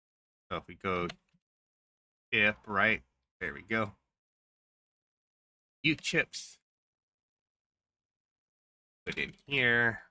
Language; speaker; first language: English; native; English